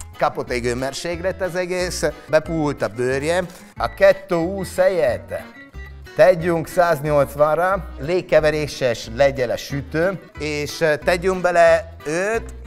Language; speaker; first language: Hungarian; non-native, fluent; Italian